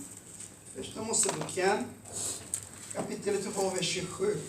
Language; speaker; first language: Swedish; non-native, fluent; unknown